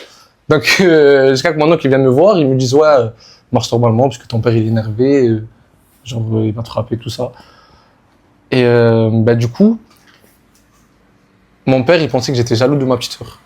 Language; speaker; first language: French; native; French